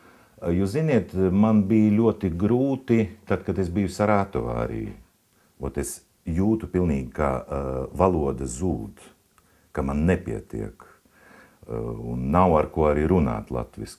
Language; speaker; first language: Latvian; non-native, local second language; Russian